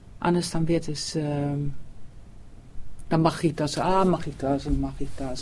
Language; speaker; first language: German; non-native, learner; Dutch